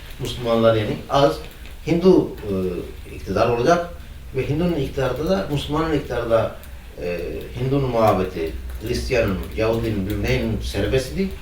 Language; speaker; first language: Turkish; non-native, fluent; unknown